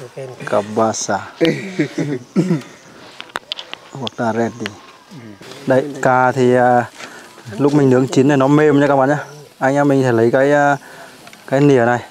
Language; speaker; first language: Vietnamese; native; Vietnamese